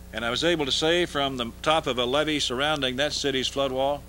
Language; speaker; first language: English; native; English